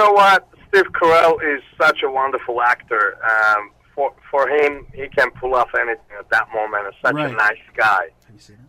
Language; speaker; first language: English; non-native, fluent; Armenian